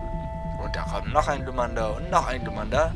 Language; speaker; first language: German; native; German